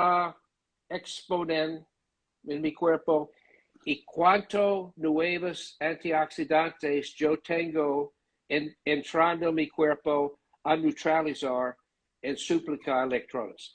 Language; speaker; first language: Spanish; non-native, learner; English